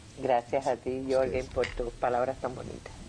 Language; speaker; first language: Spanish; native; Spanish